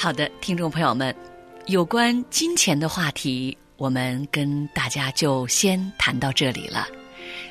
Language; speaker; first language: Chinese; native; Chinese